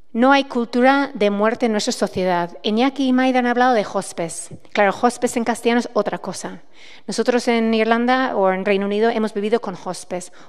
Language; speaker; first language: Spanish; non-native, fluent; English